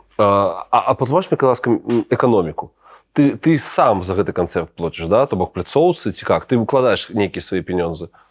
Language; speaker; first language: Belarusian; non-native, local second language; Russian